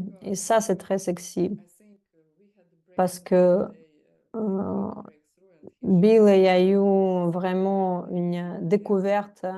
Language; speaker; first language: French; non-native, fluent; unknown